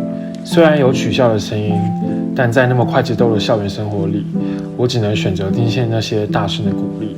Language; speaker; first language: Chinese; native; Chinese